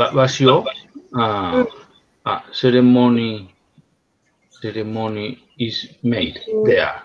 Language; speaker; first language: Japanese; non-native, learner; Spanish